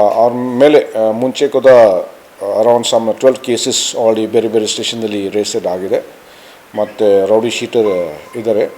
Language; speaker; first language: Kannada; non-native, fluent; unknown